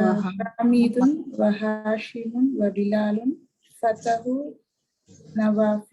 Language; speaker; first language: Arabic; non-native, learner; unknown